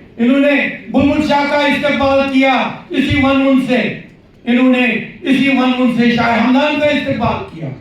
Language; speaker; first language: Urdu; non-native, local second language; Kashmiri